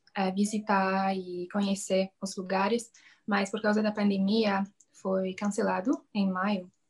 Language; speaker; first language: Portuguese; non-native, fluent; English